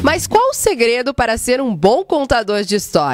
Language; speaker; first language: Portuguese; native; Portuguese